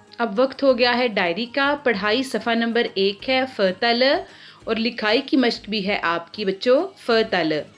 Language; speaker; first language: Hindi; non-native, local second language; Punjabi